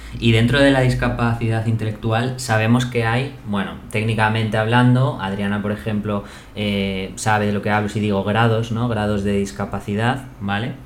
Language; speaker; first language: Spanish; native; Spanish